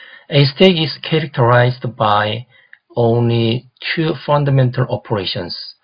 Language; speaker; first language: English; non-native, fluent; Korean